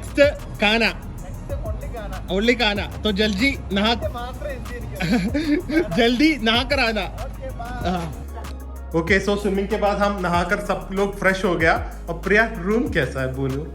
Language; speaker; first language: Hindi; non-native, local second language; Malayalam